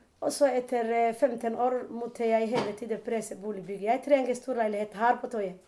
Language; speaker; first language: Norwegian; non-native, learner; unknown